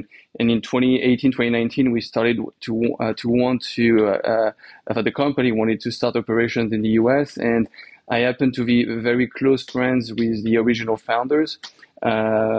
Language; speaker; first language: English; non-native, fluent; French